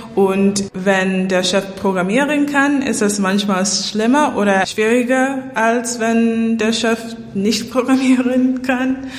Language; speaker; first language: German; non-native, fluent; English